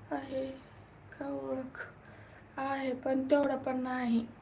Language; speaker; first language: Marathi; native; Marathi